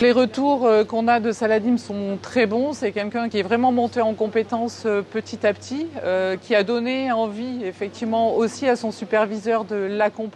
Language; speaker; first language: French; native; French